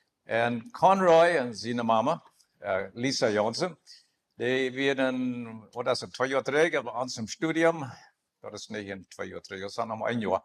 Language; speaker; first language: German; non-native, learner; Plautdietsch